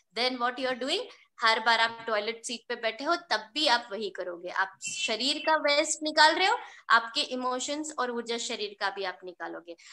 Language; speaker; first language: Hindi; non-native, local second language; Marathi